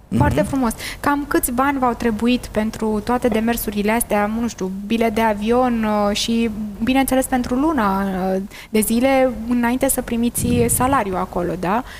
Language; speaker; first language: Romanian; native; Romanian